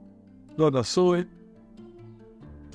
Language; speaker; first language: Hebrew; early bilingual, other home language; Arabic